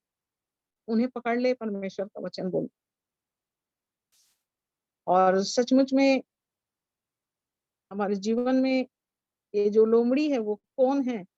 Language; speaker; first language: Hindi; native; Hindi